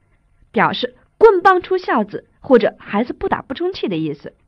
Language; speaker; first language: Chinese; native; Chinese